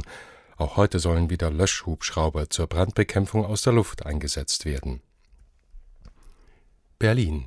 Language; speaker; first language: German; native; German